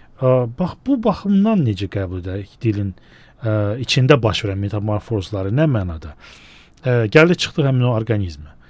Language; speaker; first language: Azerbaijani; native; Azerbaijani